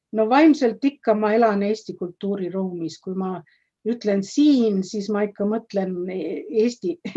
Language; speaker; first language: Estonian; native; Estonian